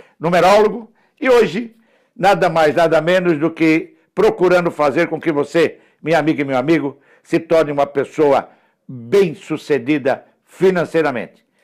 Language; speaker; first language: Portuguese; early bilingual, other home language; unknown